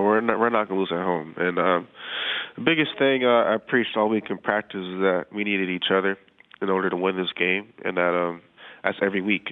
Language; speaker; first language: English; native; English